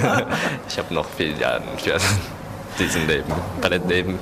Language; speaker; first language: German; non-native, learner; Japanese